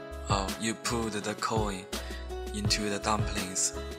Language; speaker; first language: English; non-native, learner; Chinese